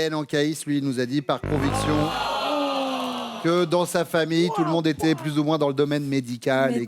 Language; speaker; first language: French; native; French